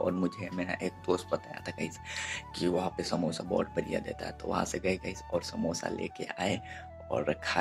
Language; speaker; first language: Hindi; non-native, local second language; Bhojpuri